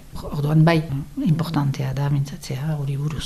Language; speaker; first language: Basque; non-native, local second language; French